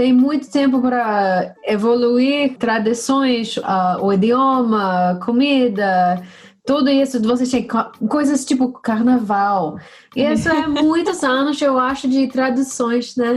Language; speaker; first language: Portuguese; non-native, fluent; English